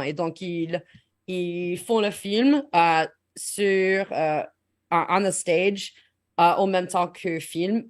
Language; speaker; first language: French; non-native, learner; English